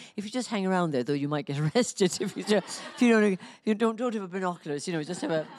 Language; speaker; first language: English; native; English